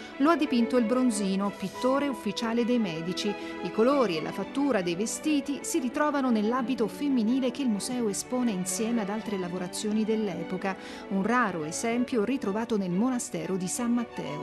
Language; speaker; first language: Italian; native; Italian